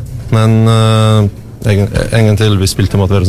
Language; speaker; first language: Norwegian; non-native, fluent; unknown